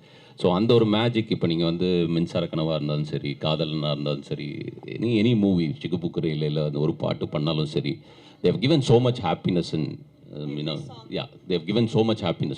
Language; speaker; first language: Tamil; native; Tamil